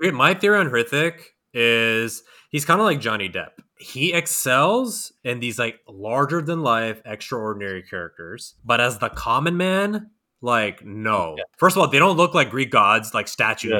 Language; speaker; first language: English; native; English